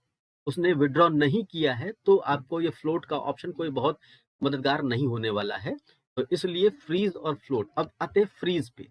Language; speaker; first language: Hindi; native; Hindi